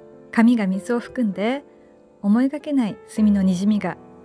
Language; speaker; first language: Japanese; native; Japanese